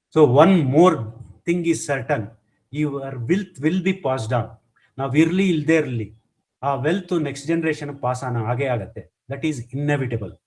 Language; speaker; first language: English; non-native, local second language; Kannada